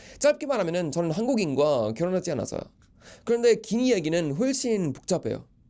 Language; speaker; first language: Korean; non-native, fluent; Swedish